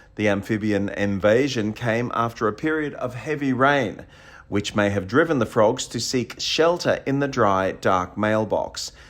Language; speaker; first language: English; native; English